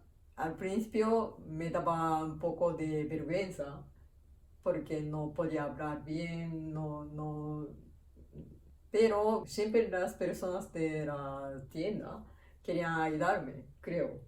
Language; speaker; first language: Spanish; non-native, fluent; Japanese